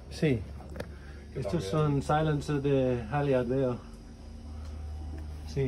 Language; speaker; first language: Spanish; non-native, fluent; English